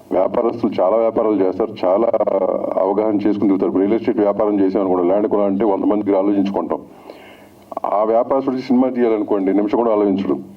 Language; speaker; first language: Telugu; native; Telugu